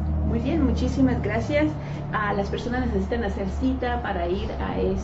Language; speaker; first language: Spanish; native; Spanish